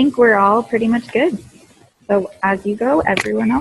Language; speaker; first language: English; native; English